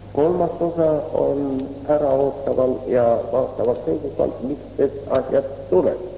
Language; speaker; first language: Estonian; native; Estonian